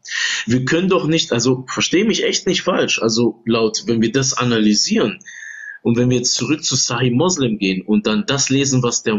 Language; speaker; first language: German; native; German